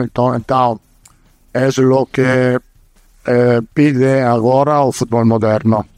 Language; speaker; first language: Portuguese; non-native, learner; Italian